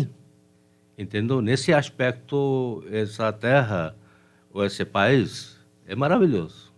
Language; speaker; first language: Portuguese; non-native, fluent; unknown